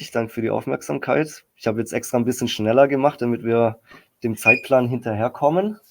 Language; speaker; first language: German; native; German